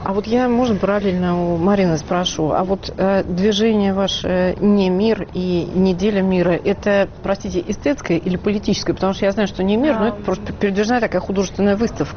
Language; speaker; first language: Russian; native; Russian